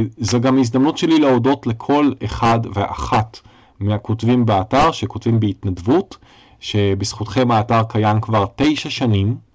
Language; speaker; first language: Hebrew; native; Hebrew